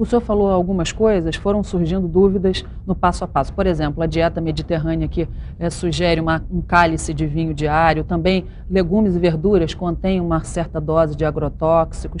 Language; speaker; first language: Portuguese; native; Portuguese